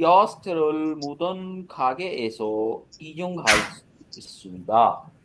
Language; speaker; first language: Korean; non-native, fluent; Urdu